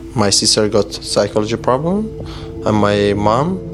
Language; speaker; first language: English; non-native, learner; Persian